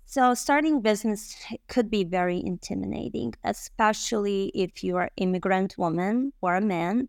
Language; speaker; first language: English; non-native, fluent; Bosnian